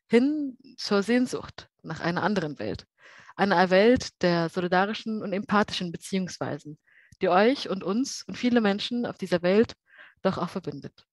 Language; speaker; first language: German; native; German